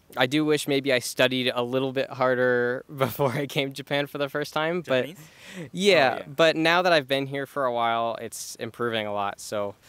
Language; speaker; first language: English; native; English